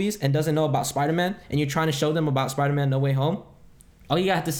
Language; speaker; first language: English; non-native, local second language; Filipino